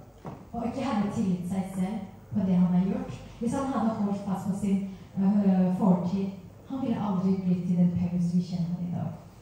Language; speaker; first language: Norwegian; non-native, fluent; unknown